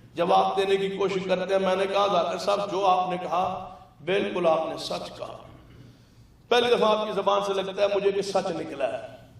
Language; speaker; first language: Urdu; non-native, local second language; Punjabi